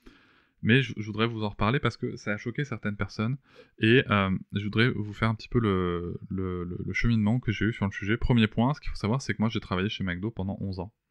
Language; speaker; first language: French; native; French